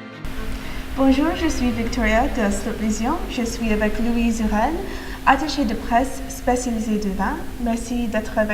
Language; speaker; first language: French; non-native, fluent; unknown